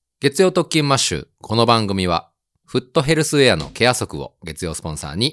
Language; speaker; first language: Japanese; native; Japanese